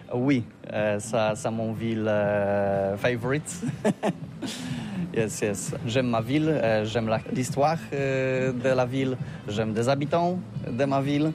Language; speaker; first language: French; non-native, learner; Polish